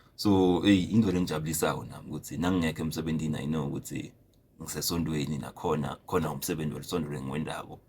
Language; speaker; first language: Zulu; native; Zulu